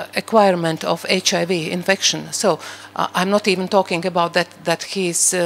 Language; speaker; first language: English; non-native, fluent; Latvian